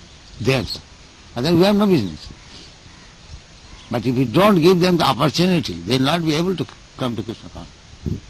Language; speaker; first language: English; non-native, local second language; Bangla